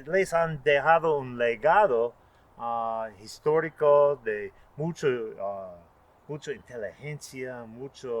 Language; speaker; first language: Spanish; non-native, fluent; English